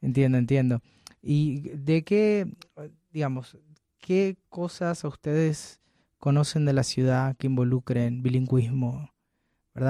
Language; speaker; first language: Spanish; native; Spanish